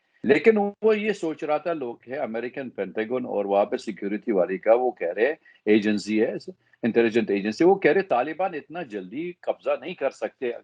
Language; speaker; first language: Hindi; non-native, fluent; Arabic